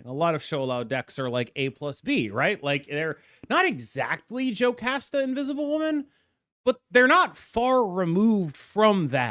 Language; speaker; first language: English; native; English